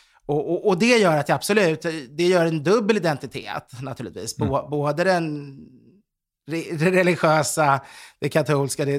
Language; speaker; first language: Swedish; native; Swedish